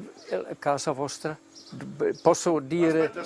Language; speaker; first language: Italian; non-native, learner; Czech